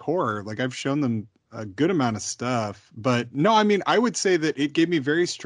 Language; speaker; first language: English; native; English